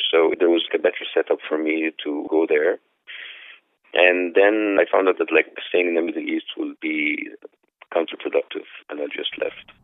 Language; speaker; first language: English; non-native, fluent; Arabic